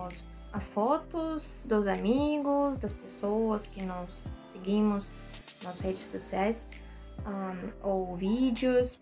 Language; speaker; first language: Portuguese; non-native, learner; Russian